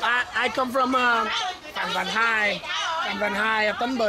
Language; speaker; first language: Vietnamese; non-native, learner; English